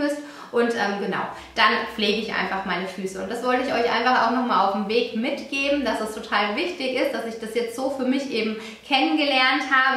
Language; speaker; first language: German; native; German